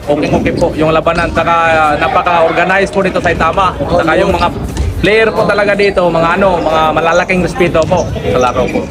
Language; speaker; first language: Filipino; non-native, local second language; Cebuano